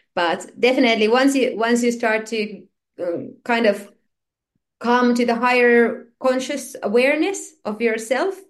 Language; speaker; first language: English; non-native, fluent; Finnish